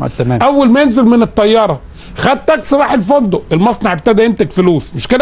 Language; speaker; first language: Arabic; native; Arabic